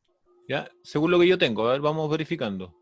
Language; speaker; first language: Spanish; native; Spanish